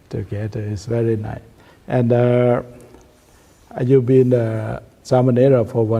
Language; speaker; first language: English; non-native, learner; Thai